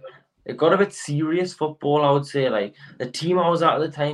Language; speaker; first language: English; native; English